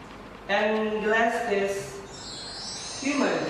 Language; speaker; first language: English; non-native, learner; Indonesian